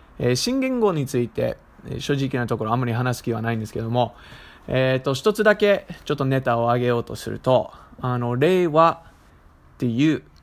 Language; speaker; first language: Japanese; non-native, fluent; English